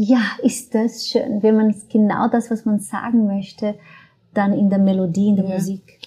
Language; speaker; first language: German; non-native, fluent; Portuguese